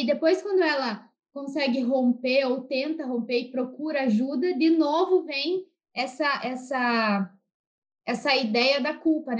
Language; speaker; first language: Portuguese; native; Portuguese